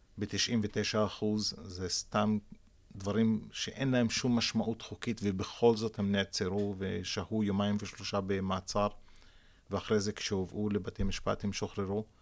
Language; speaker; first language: Hebrew; non-native, local second language; Arabic